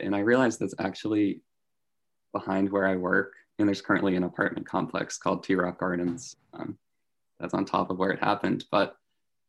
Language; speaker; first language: English; native; English